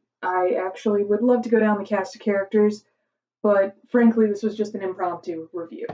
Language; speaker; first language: English; native; English